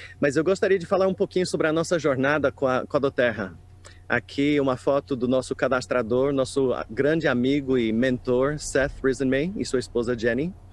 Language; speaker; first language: Portuguese; non-native, fluent; English